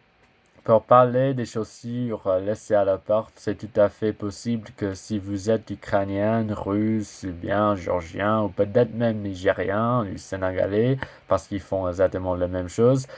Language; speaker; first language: French; non-native, learner; English